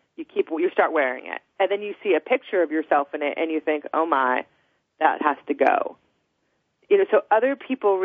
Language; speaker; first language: English; native; English